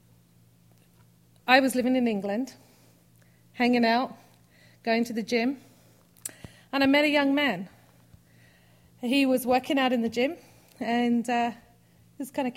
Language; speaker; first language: English; native; English